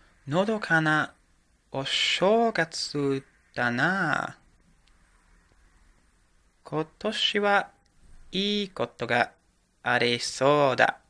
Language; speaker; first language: Japanese; non-native, learner; English